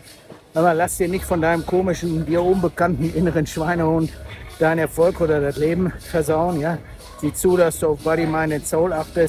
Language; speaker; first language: German; native; German